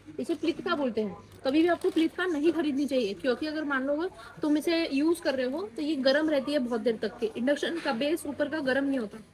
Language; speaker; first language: Hindi; non-native, local second language; Marathi